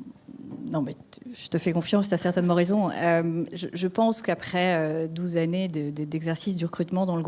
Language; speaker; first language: French; native; French